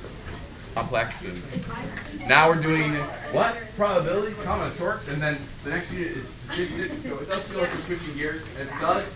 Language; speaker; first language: English; native; English